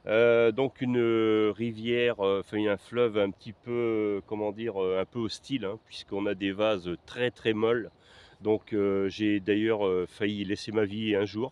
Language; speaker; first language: French; native; French